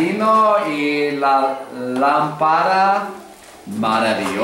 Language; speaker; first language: Spanish; non-native, learner; English